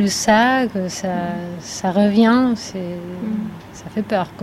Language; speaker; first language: French; non-native, fluent; Spanish